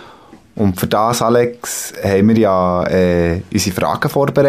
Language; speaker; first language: German; native; German